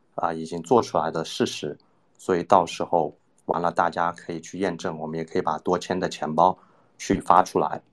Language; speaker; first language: Chinese; non-native, fluent; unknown